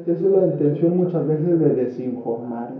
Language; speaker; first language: Spanish; native; Spanish